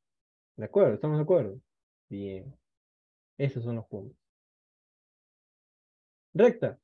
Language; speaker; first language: Spanish; native; Spanish